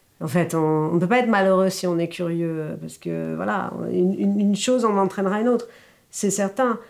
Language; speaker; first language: French; native; French